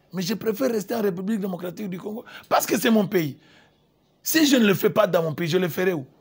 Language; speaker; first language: French; non-native, local second language; Lingala